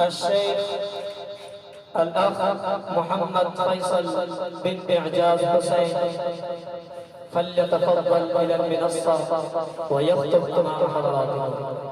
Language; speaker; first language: Arabic; non-native, fluent; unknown